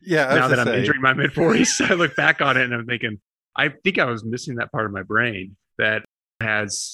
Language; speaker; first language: English; native; English